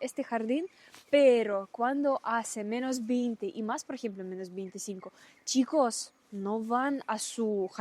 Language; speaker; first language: Spanish; non-native, learner; Russian